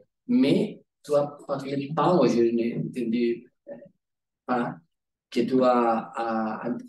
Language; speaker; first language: French; non-native, learner; Spanish